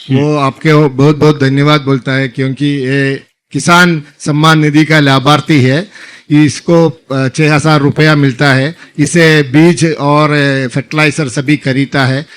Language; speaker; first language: Hindi; non-native, local second language; Malayalam